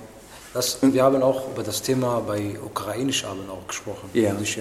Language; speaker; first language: German; non-native, learner; Arabic